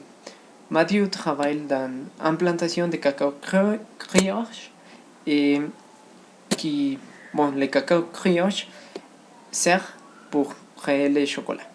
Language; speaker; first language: French; non-native, learner; Spanish